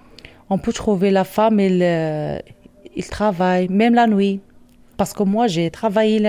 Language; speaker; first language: French; non-native, learner; Arabic